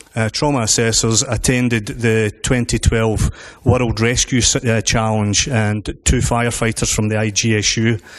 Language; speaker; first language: English; native; English